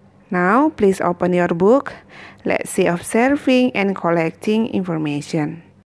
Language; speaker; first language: English; non-native, fluent; Indonesian